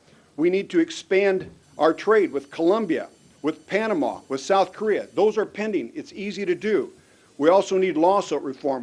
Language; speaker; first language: English; native; English